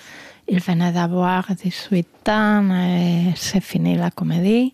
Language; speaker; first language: French; non-native, learner; Spanish